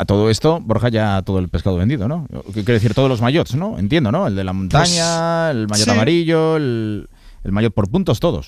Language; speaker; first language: Spanish; native; Spanish